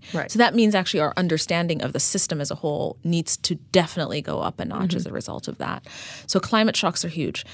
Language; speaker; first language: English; non-native, fluent; Amharic